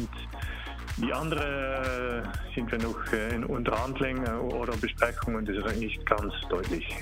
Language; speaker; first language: German; non-native, learner; Dutch